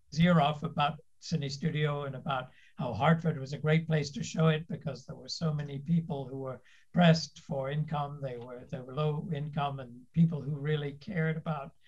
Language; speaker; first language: English; native; English